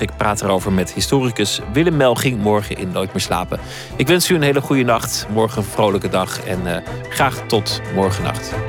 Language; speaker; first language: Dutch; native; Dutch